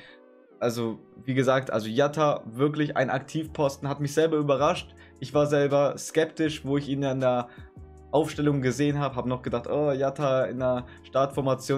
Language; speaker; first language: German; native; German